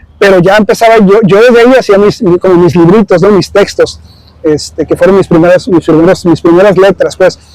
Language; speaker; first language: Spanish; early bilingual, heritage; Spanish